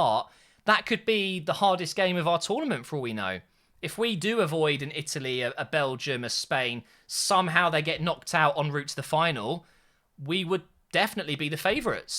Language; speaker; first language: English; native; English